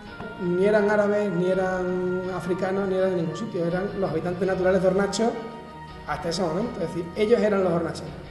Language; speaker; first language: Spanish; native; Spanish